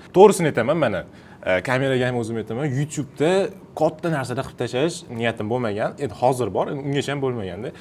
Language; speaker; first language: Uzbek; non-native, local second language; Russian